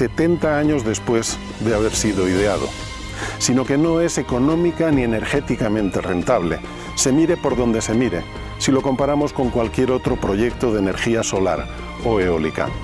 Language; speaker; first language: Spanish; native; Spanish